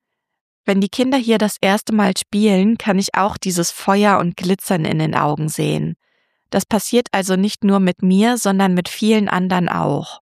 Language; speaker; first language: German; native; German